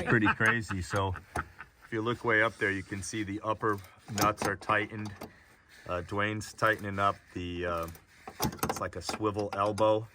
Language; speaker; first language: English; native; English